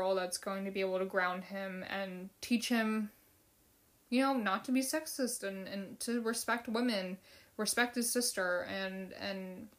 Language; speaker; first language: English; early bilingual, other home language; Filipino